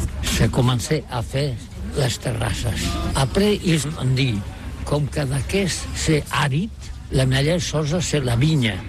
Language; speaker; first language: French; non-native, learner; Catalan